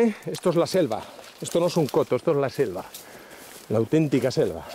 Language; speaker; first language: Spanish; native; Spanish